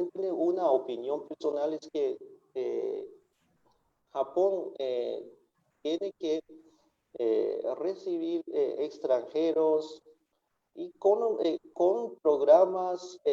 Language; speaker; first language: Spanish; non-native, fluent; Japanese